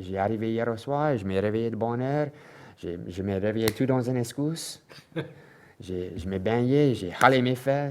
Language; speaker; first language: French; non-native, local second language; English